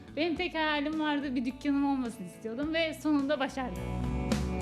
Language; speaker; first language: Turkish; native; Turkish